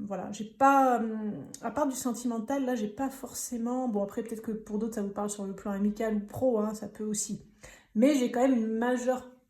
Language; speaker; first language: French; native; French